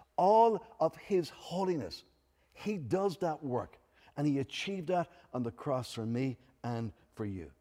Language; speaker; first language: English; native; English